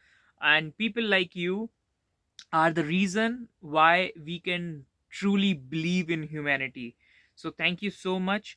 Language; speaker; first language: English; non-native, local second language; Hindi